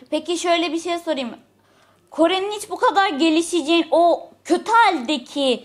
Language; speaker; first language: Turkish; native; Turkish